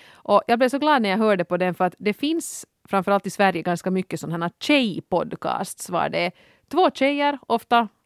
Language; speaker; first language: Swedish; native; Swedish